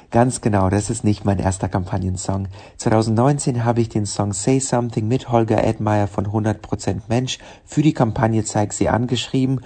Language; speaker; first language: German; non-native, fluent; Russian